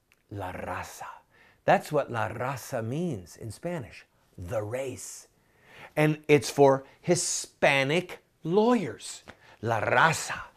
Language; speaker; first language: English; native; English